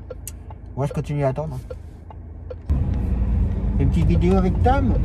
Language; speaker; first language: French; native; French